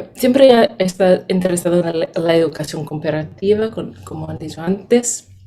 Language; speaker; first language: Spanish; non-native, fluent; English